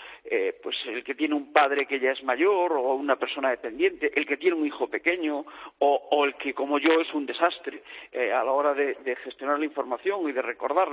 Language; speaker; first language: Spanish; native; Spanish